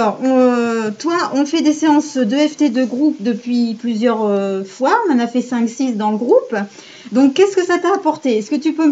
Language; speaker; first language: French; native; French